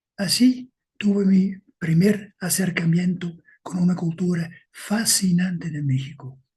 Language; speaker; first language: Spanish; non-native, fluent; Dutch